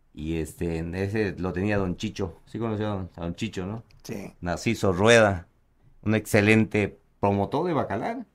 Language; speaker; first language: Spanish; native; Spanish